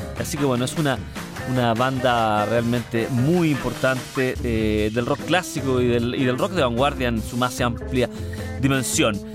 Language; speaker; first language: Spanish; native; Spanish